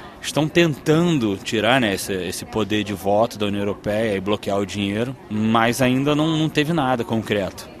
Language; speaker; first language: Portuguese; native; Portuguese